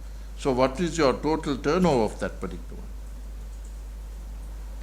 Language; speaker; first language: English; non-native, local second language; Sinhala